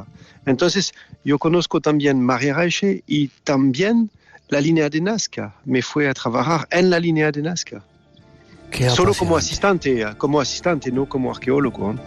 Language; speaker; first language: Spanish; non-native, fluent; French